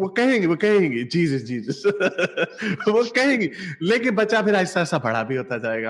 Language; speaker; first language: Hindi; native; Hindi